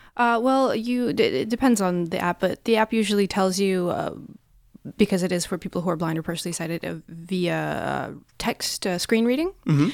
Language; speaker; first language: English; non-native, fluent; Russian